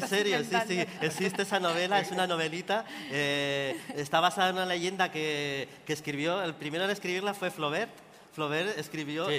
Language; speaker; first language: Spanish; native; Spanish